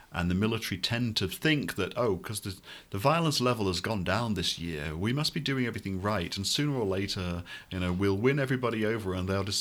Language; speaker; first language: English; native; English